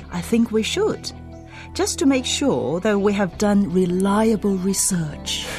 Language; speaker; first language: English; non-native, fluent; Chinese